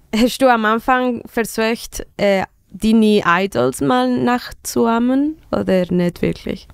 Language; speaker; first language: German; non-native, fluent; Spanish